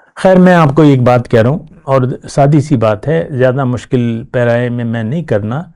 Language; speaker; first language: Urdu; non-native, local second language; Pashto